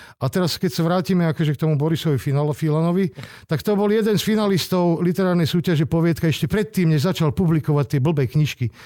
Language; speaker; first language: Slovak; non-native, local second language; Hungarian